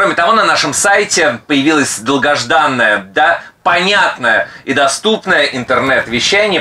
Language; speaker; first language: Russian; native; Russian